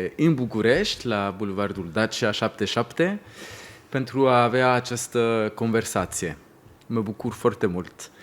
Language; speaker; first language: Romanian; non-native, learner; French